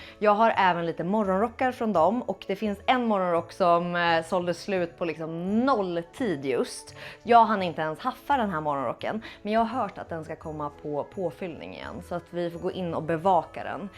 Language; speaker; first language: Swedish; native; Swedish